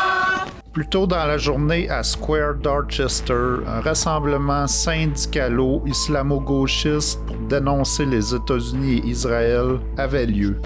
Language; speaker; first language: French; native; French